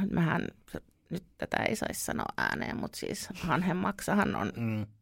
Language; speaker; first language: Finnish; early bilingual, other home language; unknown